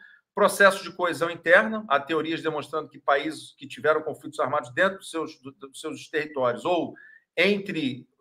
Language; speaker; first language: Portuguese; native; Portuguese